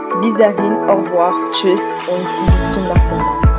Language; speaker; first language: German; non-native, learner; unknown